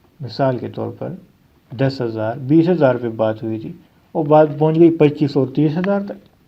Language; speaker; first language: Urdu; non-native, local second language; Pashto